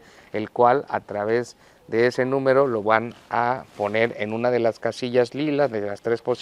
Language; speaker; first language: Spanish; native; Spanish